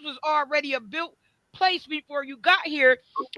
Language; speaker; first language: English; native; English